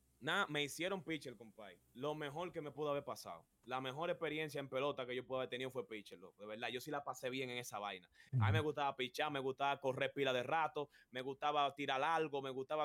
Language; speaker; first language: Spanish; native; Spanish